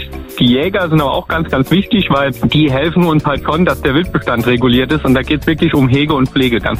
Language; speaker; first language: German; native; German